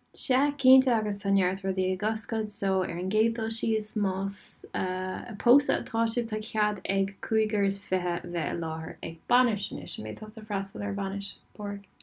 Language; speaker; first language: Irish; non-native, local second language; English